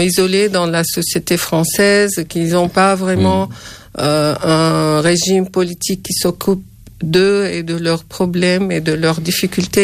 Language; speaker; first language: French; non-native, fluent; Arabic